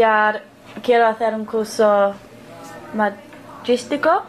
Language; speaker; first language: Spanish; non-native, learner; English